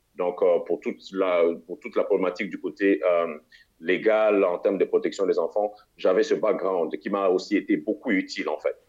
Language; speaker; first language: French; non-native, local second language; Lingala